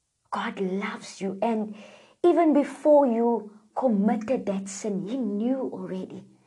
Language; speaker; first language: English; non-native, local second language; Afrikaans